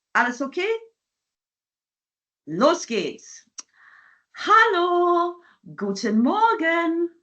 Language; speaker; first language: German; non-native, fluent; English